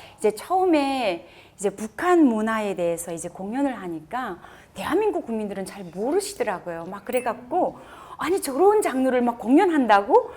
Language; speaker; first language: Korean; native; Korean